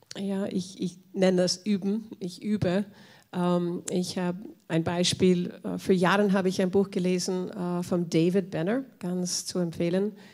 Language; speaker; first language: German; non-native, fluent; English